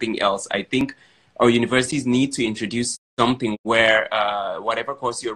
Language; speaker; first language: English; non-native, local second language; Fula